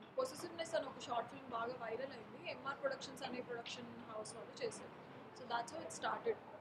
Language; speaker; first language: Telugu; non-native, local second language; Marathi